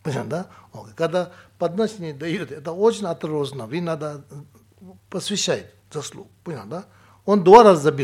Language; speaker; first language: Russian; non-native, learner; Tibetan